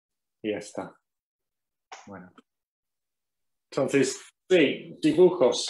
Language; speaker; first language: Spanish; non-native, fluent; English